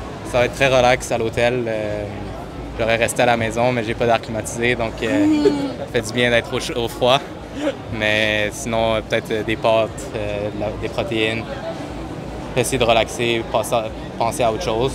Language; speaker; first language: French; native; French